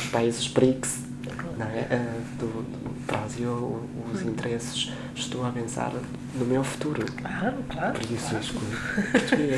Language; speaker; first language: Portuguese; non-native, fluent; Chinese